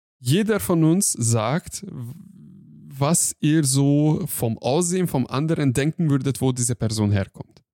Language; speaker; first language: German; non-native, fluent; Hungarian